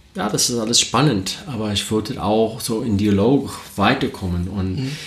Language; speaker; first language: German; non-native, learner; English